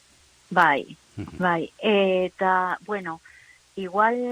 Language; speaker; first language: Basque; non-native, learner; Spanish